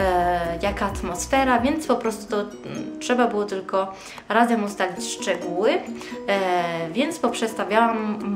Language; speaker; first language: Polish; early bilingual, heritage; Polish